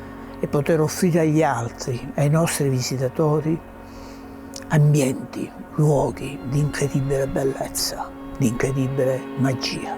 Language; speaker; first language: Italian; native; Italian